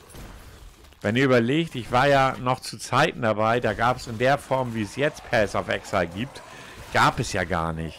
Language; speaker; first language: German; native; German